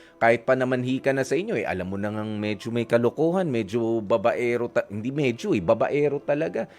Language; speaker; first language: Filipino; native; Filipino